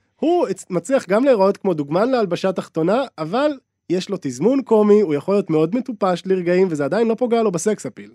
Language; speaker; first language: Hebrew; native; Hebrew